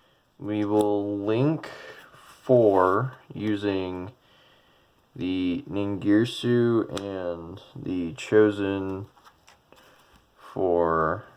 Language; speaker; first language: English; native; English